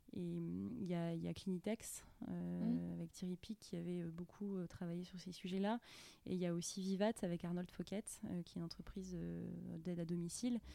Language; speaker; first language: French; native; French